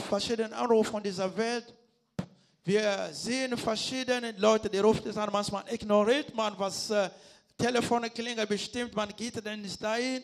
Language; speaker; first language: German; non-native, learner; Lingala